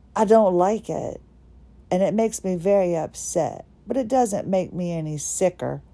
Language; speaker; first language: English; early bilingual, other home language; Swedish